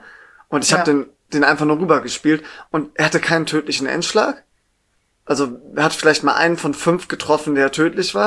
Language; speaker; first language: German; native; German